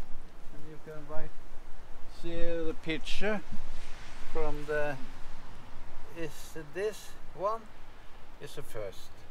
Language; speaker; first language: English; non-native, learner; Norwegian